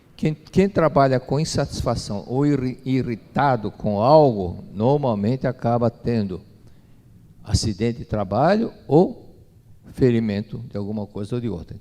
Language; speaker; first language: Portuguese; native; Portuguese